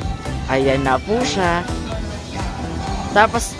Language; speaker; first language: Filipino; native; Filipino